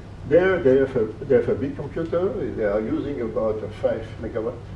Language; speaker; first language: English; non-native, fluent; French